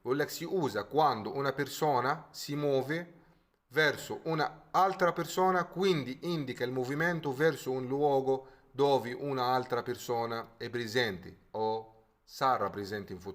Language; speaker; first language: Italian; non-native, fluent; Arabic